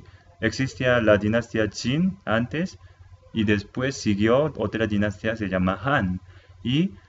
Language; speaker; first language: Spanish; non-native, fluent; Korean